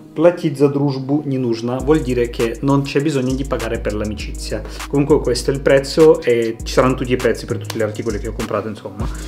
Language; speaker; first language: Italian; early bilingual, other home language; Russian